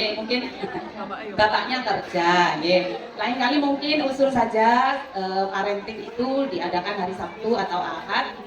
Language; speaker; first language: Indonesian; non-native, local second language; Madurese